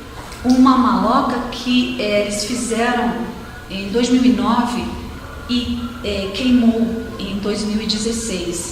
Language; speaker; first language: Portuguese; non-native, fluent; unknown